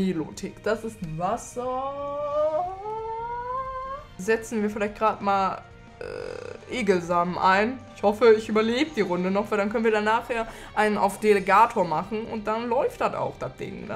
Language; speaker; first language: German; native; German